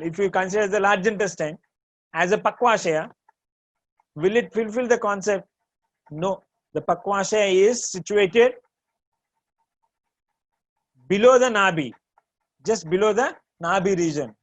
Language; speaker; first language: English; non-native, local second language; Tamil